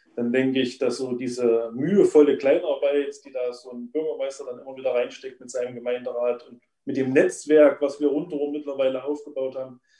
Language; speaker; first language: German; native; German